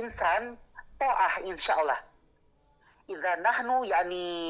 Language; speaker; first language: Arabic; non-native, learner; Indonesian